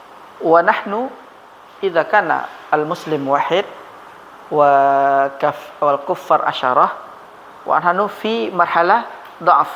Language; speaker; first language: Arabic; non-native, fluent; Indonesian